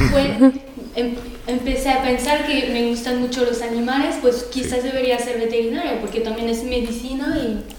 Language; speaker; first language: Spanish; non-native, fluent; French